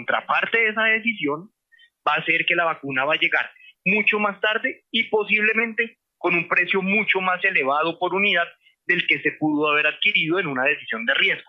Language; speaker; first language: Spanish; native; Spanish